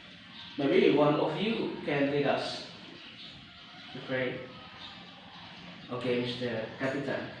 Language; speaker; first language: English; non-native, learner; Indonesian